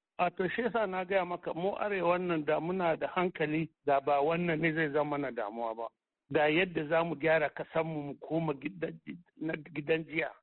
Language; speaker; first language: Hausa; non-native, local second language; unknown